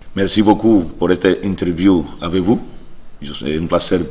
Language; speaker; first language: French; non-native, learner; Spanish